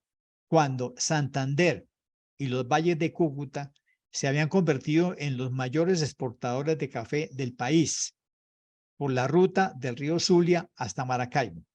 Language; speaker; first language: Spanish; native; Spanish